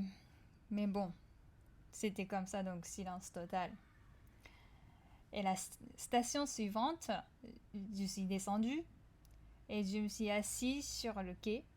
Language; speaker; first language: French; non-native, fluent; Japanese